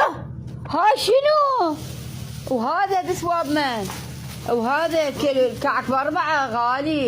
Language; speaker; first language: Arabic; native; Arabic